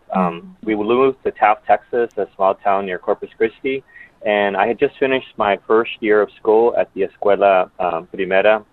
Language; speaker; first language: English; early bilingual, other home language; Spanish